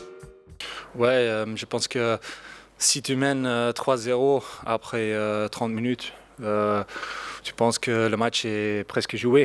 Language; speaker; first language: French; non-native, local second language; Dutch